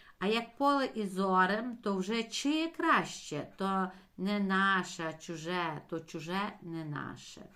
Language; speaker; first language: Ukrainian; native; Ukrainian